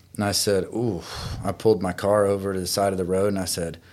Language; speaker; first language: English; native; English